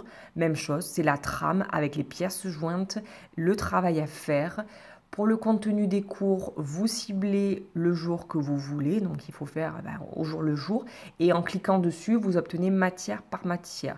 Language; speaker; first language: French; native; French